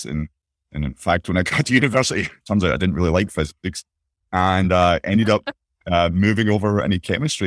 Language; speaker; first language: English; native; English